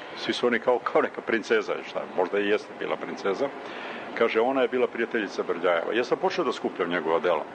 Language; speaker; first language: Serbian; native; Serbian